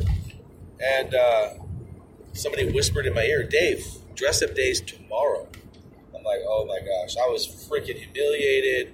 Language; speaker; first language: English; native; English